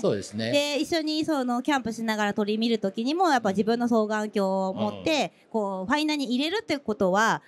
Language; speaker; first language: Japanese; native; Japanese